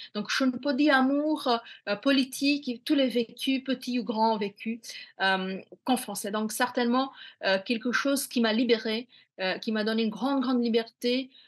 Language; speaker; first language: French; non-native, fluent; Bangla